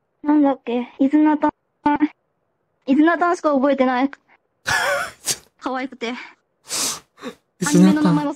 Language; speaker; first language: Japanese; native; Japanese